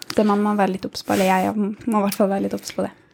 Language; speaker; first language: Norwegian; native; Norwegian